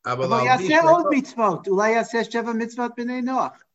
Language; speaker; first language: Hebrew; non-native, fluent; English